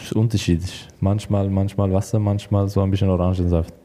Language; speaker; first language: German; non-native, learner; Swedish